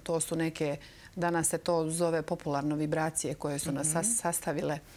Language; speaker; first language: Serbian; native; Serbian